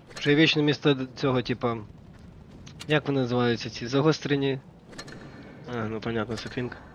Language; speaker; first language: Ukrainian; native; Ukrainian